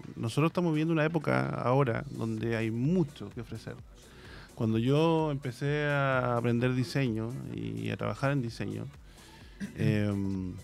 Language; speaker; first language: Spanish; native; Spanish